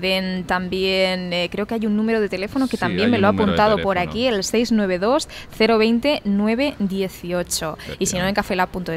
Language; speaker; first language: Spanish; native; Spanish